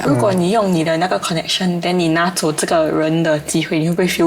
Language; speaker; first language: Chinese; non-native, local second language; English